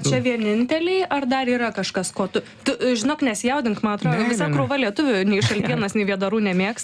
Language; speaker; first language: Lithuanian; native; Lithuanian